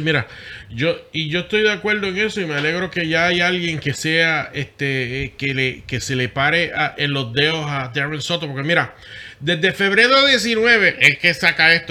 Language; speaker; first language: Spanish; native; Spanish